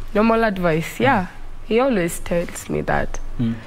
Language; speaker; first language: English; non-native, local second language; Luo (Kenya and Tanzania)